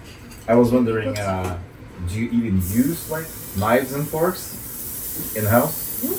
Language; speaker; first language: English; non-native, fluent; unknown